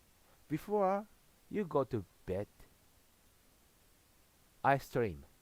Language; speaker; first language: English; non-native, learner; Japanese